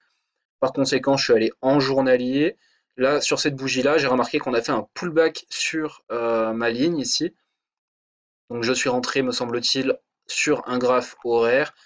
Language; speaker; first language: French; native; French